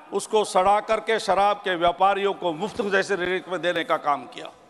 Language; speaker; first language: Hindi; native; Hindi